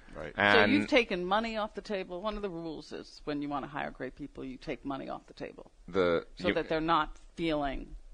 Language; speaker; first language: English; early bilingual, other home language; Spanish